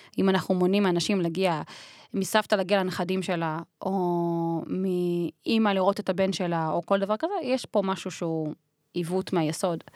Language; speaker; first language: Hebrew; native; Hebrew